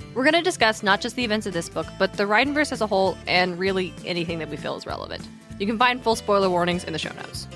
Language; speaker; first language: English; native; English